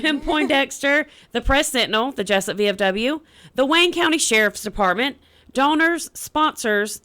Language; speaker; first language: English; native; English